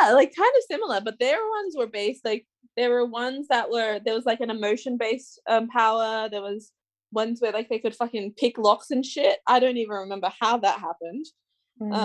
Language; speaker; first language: English; non-native, local second language; Tongan